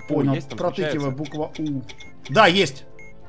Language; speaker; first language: Russian; native; Russian